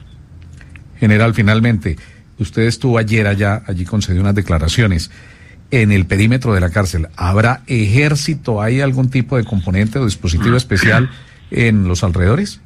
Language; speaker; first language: Spanish; native; Spanish